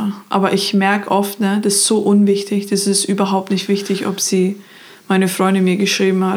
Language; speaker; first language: German; non-native, fluent; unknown